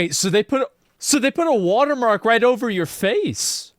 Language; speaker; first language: English; native; English